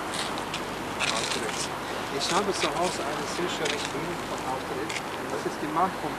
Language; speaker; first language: German; non-native, learner; Swedish